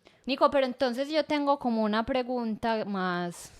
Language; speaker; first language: Spanish; native; Spanish